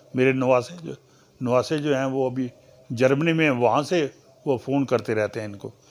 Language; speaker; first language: Urdu; non-native, local second language; Punjabi